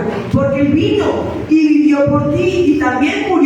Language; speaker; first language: Spanish; native; Spanish